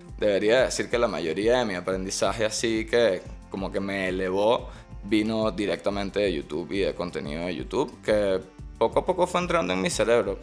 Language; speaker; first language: Spanish; native; Spanish